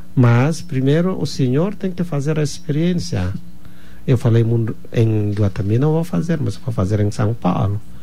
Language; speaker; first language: Portuguese; non-native, fluent; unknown